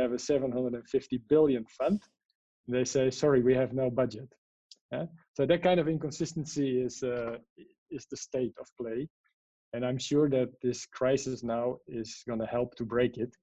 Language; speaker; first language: English; non-native, fluent; Dutch